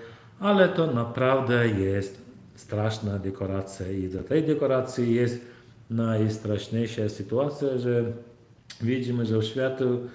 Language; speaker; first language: Polish; non-native, fluent; Turkmen